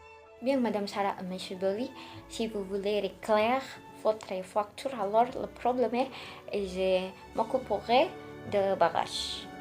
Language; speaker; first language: French; non-native, learner; Indonesian